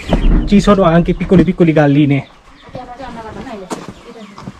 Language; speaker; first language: Italian; non-native, fluent; Bangla